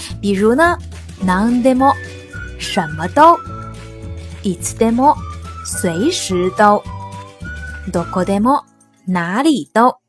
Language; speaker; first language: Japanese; non-native, fluent; Chinese